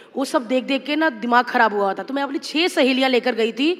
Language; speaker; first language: Hindi; native; Hindi